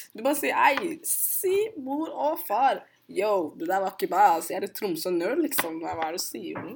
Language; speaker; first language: Norwegian; early bilingual, other home language; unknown